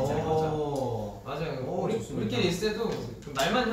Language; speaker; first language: Korean; native; Korean